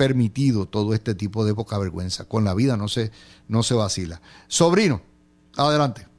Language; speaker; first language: Spanish; native; Spanish